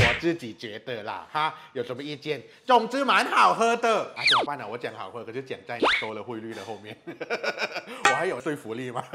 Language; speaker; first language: Chinese; non-native, fluent; Thai